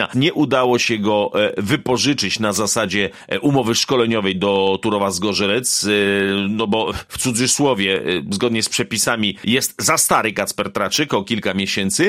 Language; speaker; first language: Polish; native; Polish